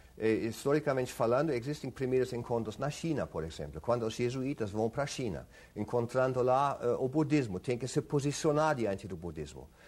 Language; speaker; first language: Portuguese; non-native, fluent; German